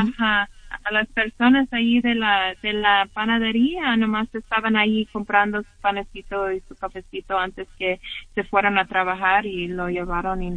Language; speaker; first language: Spanish; early bilingual, heritage; English